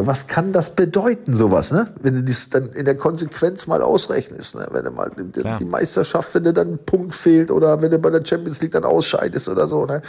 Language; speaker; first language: German; native; German